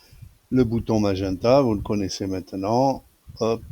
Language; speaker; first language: French; native; French